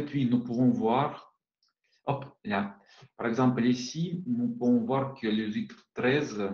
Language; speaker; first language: French; non-native, fluent; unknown